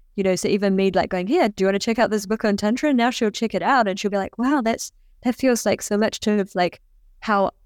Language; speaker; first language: English; native; English